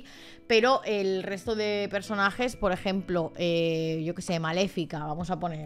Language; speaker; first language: Spanish; native; Spanish